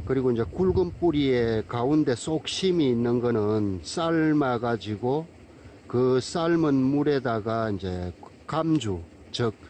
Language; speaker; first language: Korean; native; Korean